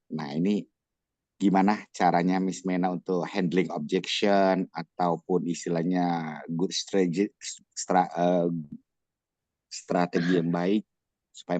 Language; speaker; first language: Indonesian; native; Indonesian